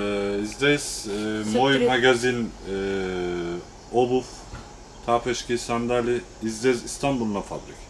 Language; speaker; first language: Russian; non-native, local second language; Turkish